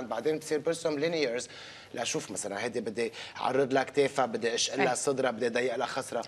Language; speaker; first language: Arabic; early bilingual, other home language; English